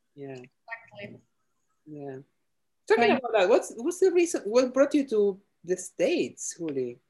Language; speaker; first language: English; non-native, fluent; Spanish